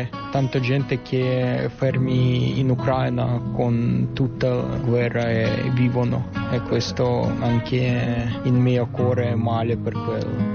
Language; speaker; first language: Italian; non-native, learner; Ukrainian